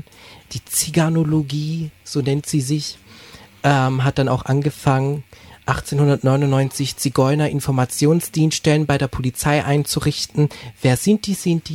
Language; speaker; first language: German; native; German